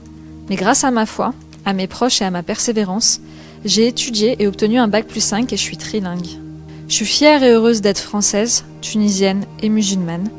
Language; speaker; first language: French; native; French